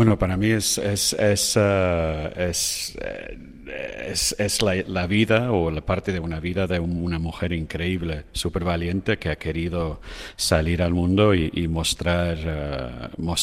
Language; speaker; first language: Spanish; non-native, fluent; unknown